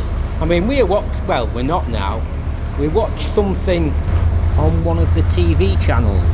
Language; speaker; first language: English; native; English